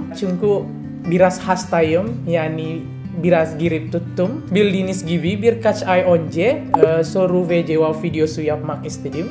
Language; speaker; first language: Turkish; non-native, learner; Indonesian